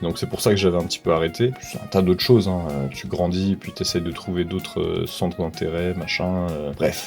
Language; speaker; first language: French; native; French